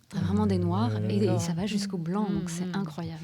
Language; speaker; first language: French; native; French